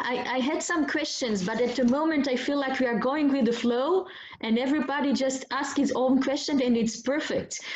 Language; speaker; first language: English; non-native, fluent; Dutch